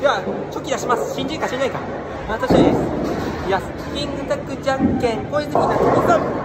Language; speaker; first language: Japanese; native; Japanese